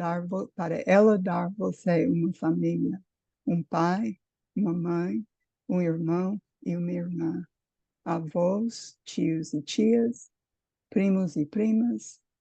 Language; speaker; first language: Portuguese; non-native, fluent; English